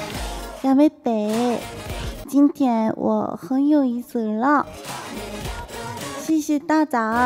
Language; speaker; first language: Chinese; non-native, learner; Korean